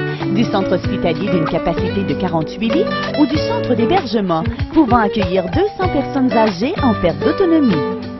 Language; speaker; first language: French; native; French